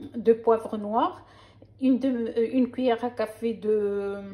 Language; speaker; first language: French; non-native, local second language; Arabic